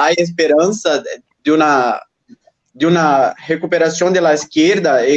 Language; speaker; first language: Spanish; non-native, fluent; Portuguese